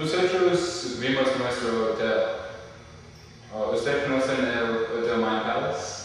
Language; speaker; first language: Spanish; non-native, learner; English